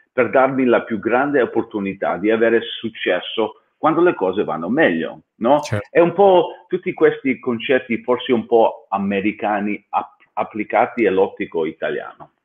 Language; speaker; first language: Italian; non-native, fluent; English